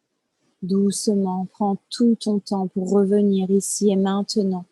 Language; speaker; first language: French; native; French